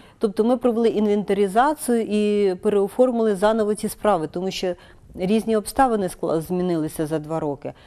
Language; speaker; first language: Ukrainian; native; Ukrainian